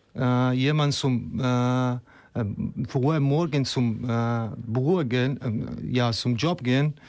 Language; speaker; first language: German; non-native, fluent; Persian